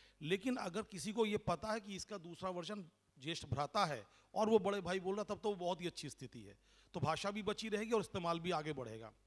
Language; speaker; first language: Hindi; non-native, local second language; Bangla